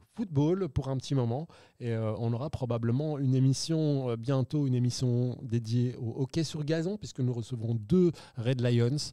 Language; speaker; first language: French; native; French